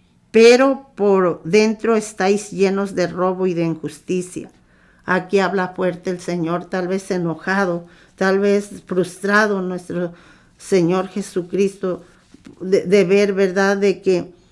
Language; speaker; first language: Spanish; native; Spanish